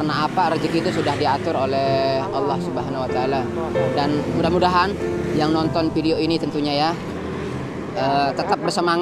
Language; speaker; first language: Indonesian; non-native, local second language; Sasak